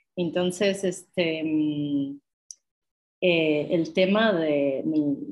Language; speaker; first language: Spanish; non-native, fluent; English